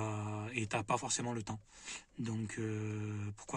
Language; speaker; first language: French; native; French